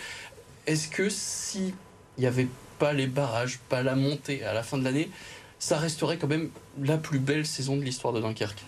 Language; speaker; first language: French; native; French